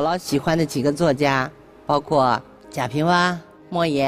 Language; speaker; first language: Chinese; native; Chinese